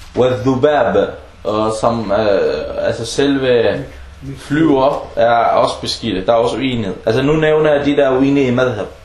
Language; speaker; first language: Danish; early bilingual, other home language; Arabic